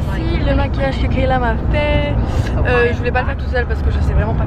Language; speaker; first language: French; native; French